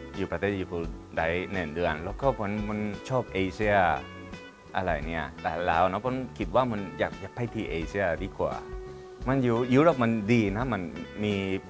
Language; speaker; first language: Thai; non-native, learner; Spanish